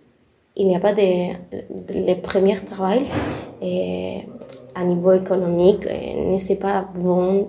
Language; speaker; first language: French; non-native, learner; Spanish